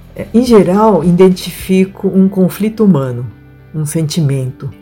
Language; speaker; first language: Portuguese; non-native, local second language; Japanese